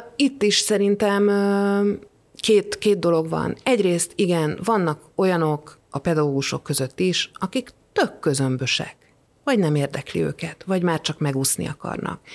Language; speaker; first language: Hungarian; native; Hungarian